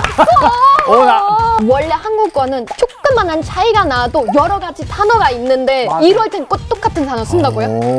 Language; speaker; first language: Korean; non-native, fluent; German